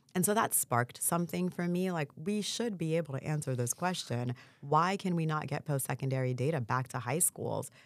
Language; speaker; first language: English; early bilingual, other home language; Haitian Creole